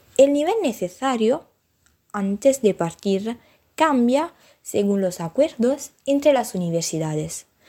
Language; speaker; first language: Spanish; non-native, fluent; Italian